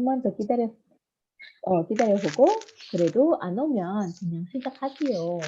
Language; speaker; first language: Korean; non-native, fluent; Indonesian